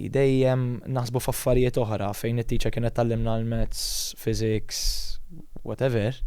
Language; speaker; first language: Maltese; native; Maltese